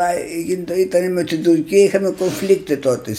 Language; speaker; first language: German; non-native, learner; Greek